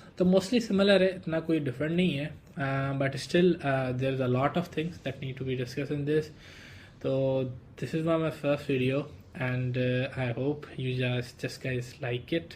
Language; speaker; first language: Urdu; non-native, local second language; Sindhi